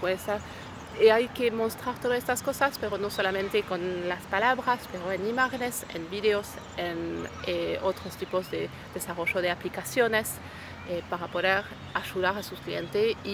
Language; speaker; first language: Spanish; non-native, fluent; French